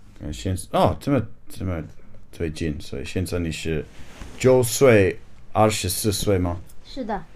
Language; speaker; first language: Chinese; non-native, learner; English